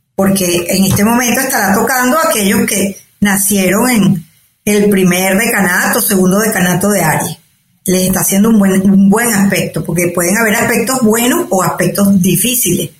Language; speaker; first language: Spanish; native; Spanish